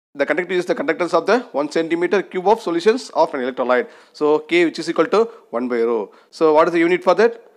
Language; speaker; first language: English; non-native, local second language; Tamil